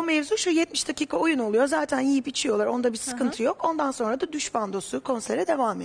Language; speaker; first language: Turkish; native; Turkish